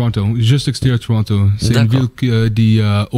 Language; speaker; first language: French; non-native, learner; English